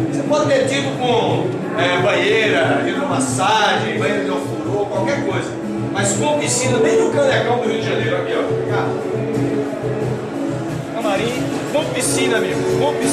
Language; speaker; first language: Portuguese; native; Portuguese